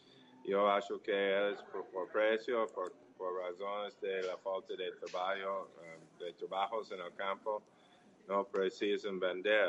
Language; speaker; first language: Portuguese; non-native, learner; English